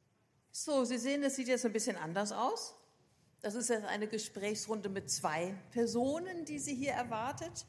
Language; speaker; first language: German; native; German